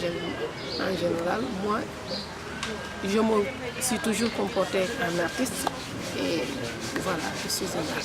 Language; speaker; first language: French; non-native, local second language; Wolof